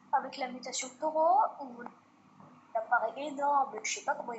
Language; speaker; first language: French; native; French